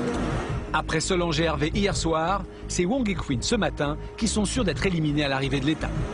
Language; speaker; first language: French; native; French